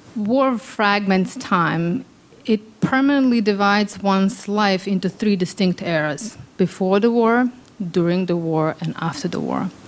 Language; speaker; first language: English; early bilingual, other home language; Serbian